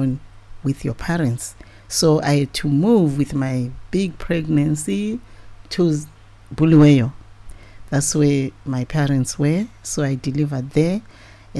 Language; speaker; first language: English; non-native, local second language; Shona